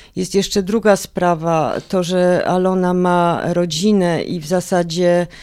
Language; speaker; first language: Polish; native; Polish